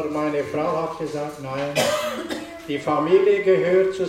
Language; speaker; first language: German; non-native, learner; Romanian